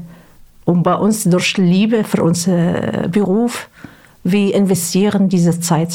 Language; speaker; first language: German; non-native, fluent; Arabic